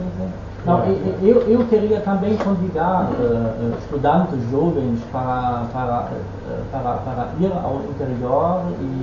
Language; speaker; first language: Portuguese; non-native, fluent; Dutch